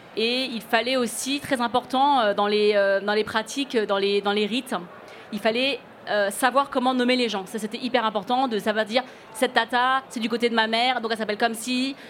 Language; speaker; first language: French; early bilingual, other home language; Cantonese